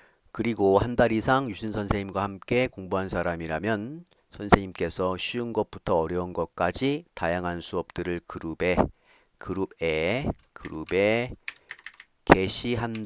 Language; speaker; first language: Korean; native; Korean